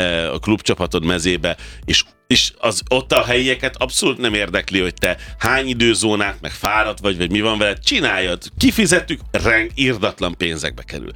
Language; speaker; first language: Hungarian; native; Hungarian